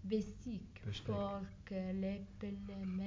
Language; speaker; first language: Dutch; non-native, learner; Arabic